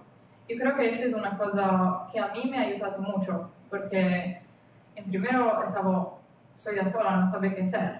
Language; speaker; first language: Spanish; non-native, learner; Italian